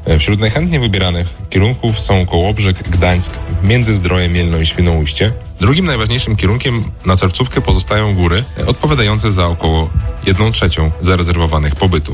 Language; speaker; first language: Polish; native; Polish